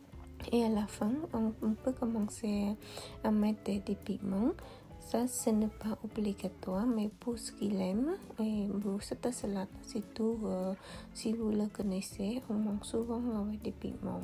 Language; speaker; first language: French; non-native, fluent; Khmer